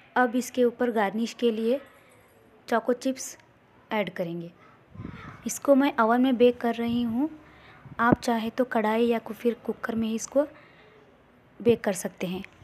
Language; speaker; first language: Hindi; native; Hindi